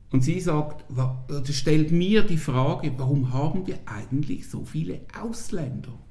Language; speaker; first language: German; native; German